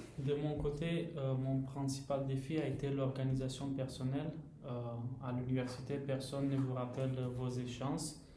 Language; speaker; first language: French; non-native, fluent; Romanian